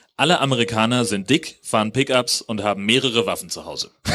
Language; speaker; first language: German; native; German